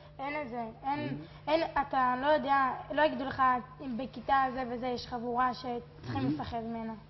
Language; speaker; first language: Hebrew; native; Hebrew